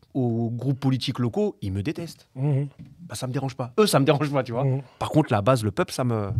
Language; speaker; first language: French; native; French